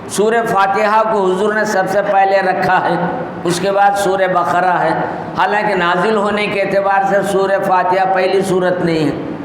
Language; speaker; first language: Urdu; native; Urdu